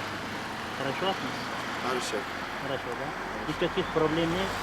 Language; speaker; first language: Russian; non-native, local second language; Tajik